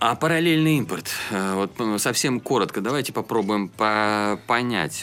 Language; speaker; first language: Russian; native; Russian